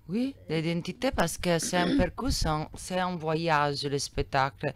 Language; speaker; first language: French; non-native, learner; Italian